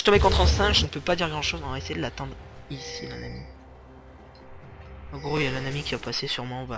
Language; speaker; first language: French; native; French